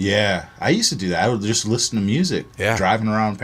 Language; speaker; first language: English; native; English